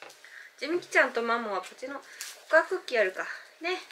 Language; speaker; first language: Japanese; native; Japanese